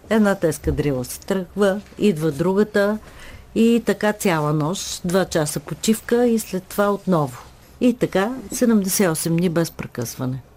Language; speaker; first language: Bulgarian; native; Bulgarian